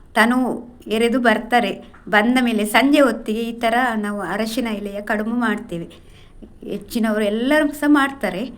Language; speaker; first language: Kannada; non-native, local second language; Tulu